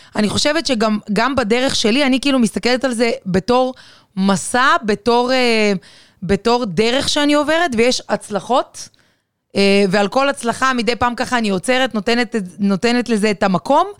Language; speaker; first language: Hebrew; non-native, fluent; Bulgarian